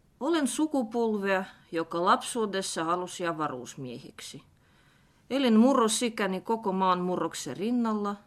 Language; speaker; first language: Finnish; non-native, fluent; Russian